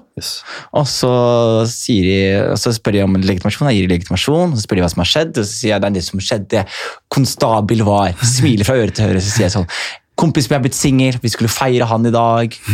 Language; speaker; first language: Norwegian; native; Norwegian